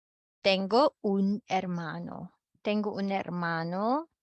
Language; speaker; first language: Spanish; non-native, fluent; Filipino